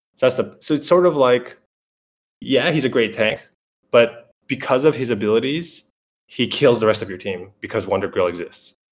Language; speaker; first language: English; native; English